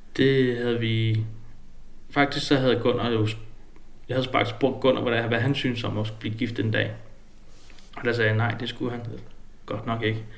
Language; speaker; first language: Danish; early bilingual, other home language; Kalaallisut